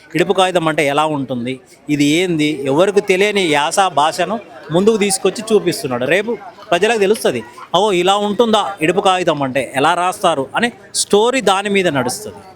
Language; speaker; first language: Telugu; native; Telugu